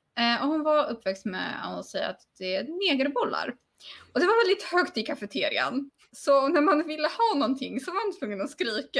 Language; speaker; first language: Swedish; non-native, fluent; Polish